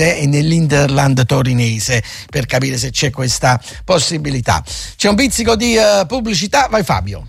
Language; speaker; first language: Italian; native; Italian